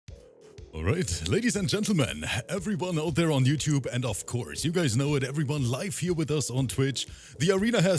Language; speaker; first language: English; native; English